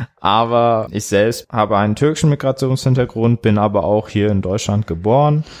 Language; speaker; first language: German; early bilingual, other home language; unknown